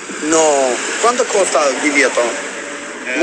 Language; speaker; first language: Spanish; non-native, learner; Albanian